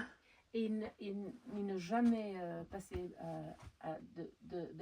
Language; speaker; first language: French; non-native, learner; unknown